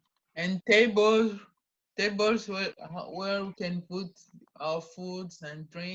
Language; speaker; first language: English; non-native, learner; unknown